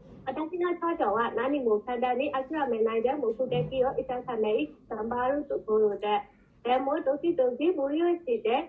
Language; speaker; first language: Japanese; non-native, learner; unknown